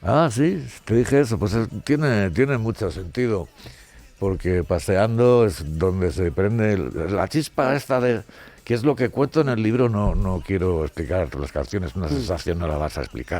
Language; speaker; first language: Spanish; native; Spanish